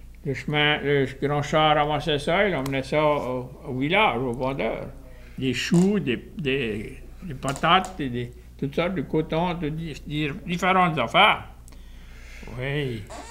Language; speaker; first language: French; early bilingual, heritage; French